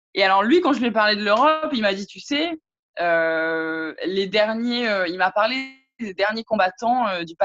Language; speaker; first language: French; native; French